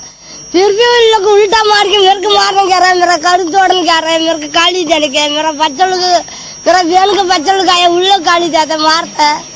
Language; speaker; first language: Hindi; non-native, local second language; Tamil